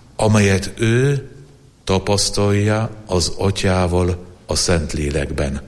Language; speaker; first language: Hungarian; non-native, fluent; Polish